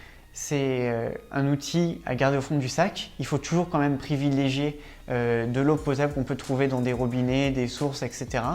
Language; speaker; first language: French; native; French